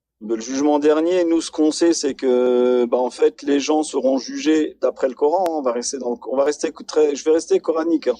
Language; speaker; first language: French; native; French